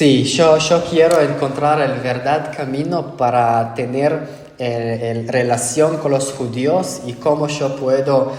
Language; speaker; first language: Spanish; non-native, fluent; Hebrew